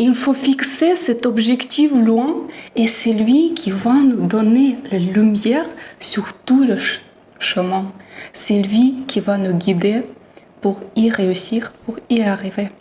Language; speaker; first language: French; non-native, fluent; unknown